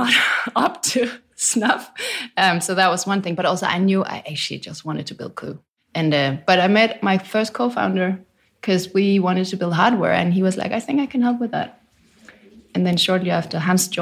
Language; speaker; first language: English; non-native, fluent; Danish